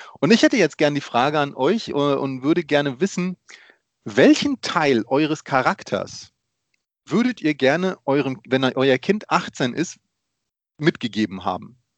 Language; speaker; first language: German; early bilingual, other home language; Polish